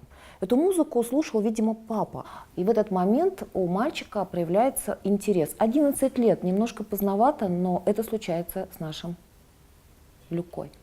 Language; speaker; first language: Russian; native; Russian